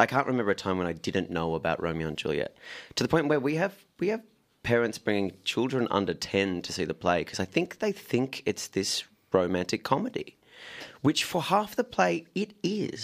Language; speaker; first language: English; native; English